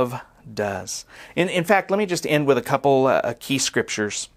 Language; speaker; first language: English; native; English